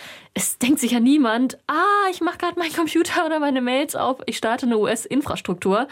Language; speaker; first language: German; native; German